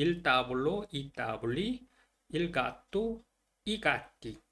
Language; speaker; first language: Italian; non-native, learner; Korean